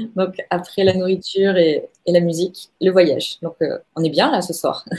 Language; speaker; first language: French; native; French